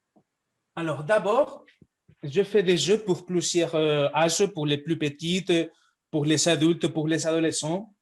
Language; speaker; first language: French; non-native, fluent; Spanish